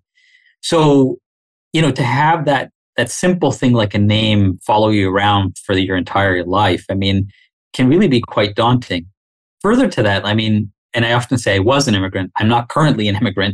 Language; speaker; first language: English; non-native, local second language; Swahili